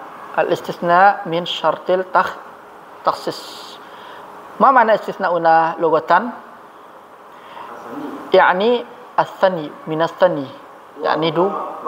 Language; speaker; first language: Arabic; non-native, fluent; Indonesian